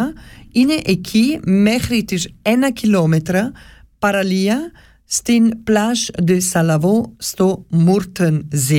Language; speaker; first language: Greek; early bilingual, heritage; Greek